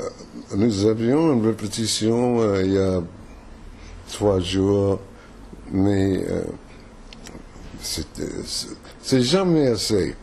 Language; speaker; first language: French; non-native, fluent; English